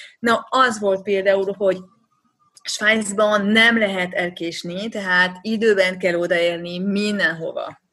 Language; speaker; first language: Hungarian; non-native, fluent; French